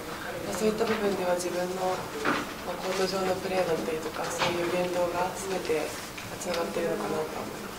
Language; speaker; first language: Japanese; native; Japanese